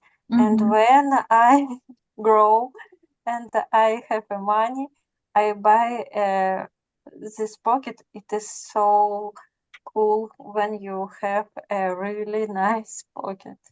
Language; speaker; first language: English; non-native, learner; Russian